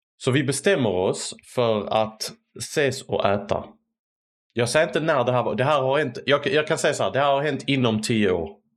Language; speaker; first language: Swedish; native; Swedish